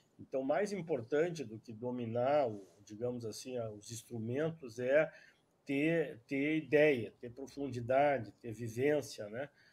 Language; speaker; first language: Portuguese; native; Portuguese